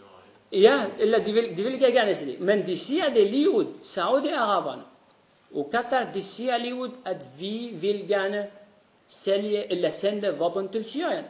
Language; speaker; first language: Danish; non-native, fluent; Arabic